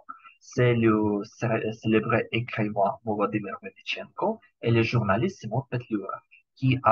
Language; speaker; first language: French; non-native, learner; Ukrainian